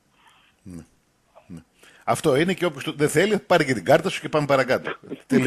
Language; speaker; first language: Greek; native; Greek